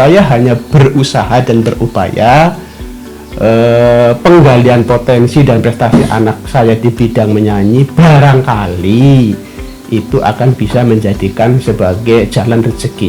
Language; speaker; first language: Indonesian; non-native, local second language; Javanese